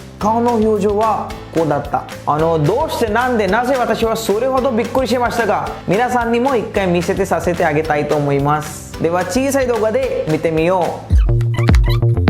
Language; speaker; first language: Japanese; non-native, learner; Hindi